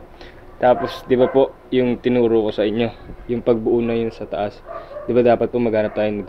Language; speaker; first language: Filipino; native; Filipino